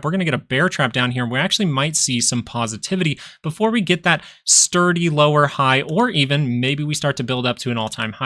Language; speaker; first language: English; native; English